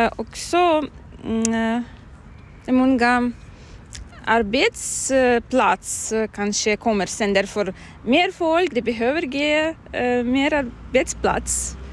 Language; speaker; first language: Swedish; non-native, learner; Ukrainian